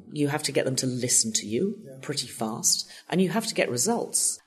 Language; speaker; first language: English; native; English